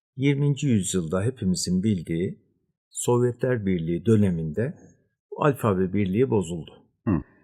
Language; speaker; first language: Turkish; native; Turkish